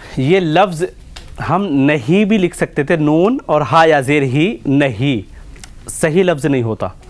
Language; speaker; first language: Urdu; native; Urdu